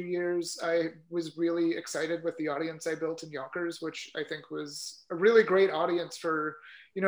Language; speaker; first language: English; native; English